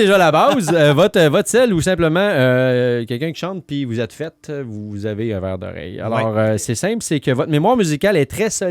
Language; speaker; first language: French; native; French